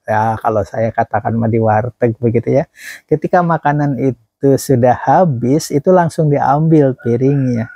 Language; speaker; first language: Indonesian; native; Indonesian